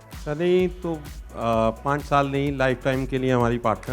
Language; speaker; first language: Hindi; native; Hindi